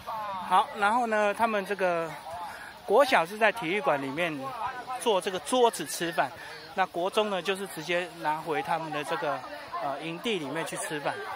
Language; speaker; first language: Chinese; native; Chinese